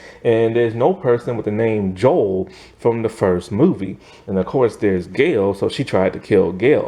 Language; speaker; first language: English; native; English